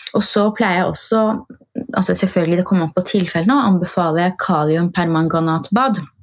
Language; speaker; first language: Norwegian; early bilingual, other home language; Arabic